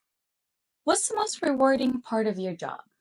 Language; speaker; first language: English; native; English